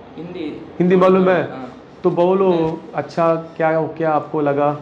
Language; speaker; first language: Hindi; non-native, local second language; Tamil